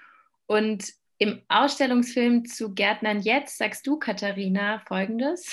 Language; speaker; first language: German; native; German